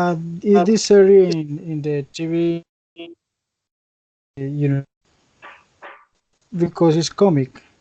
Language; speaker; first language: English; non-native, learner; Spanish